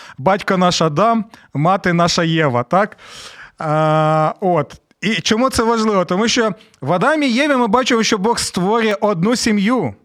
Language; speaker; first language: Ukrainian; native; Ukrainian